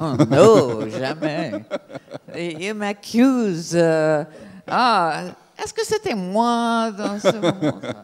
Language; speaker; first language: French; non-native, fluent; English